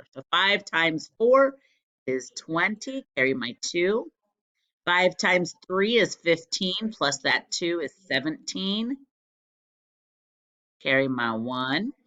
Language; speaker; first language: English; native; English